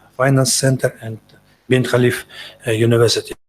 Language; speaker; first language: English; non-native, learner; Kazakh